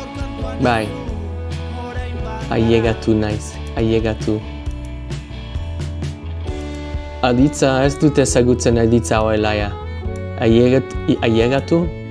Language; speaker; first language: Basque; non-native, learner; English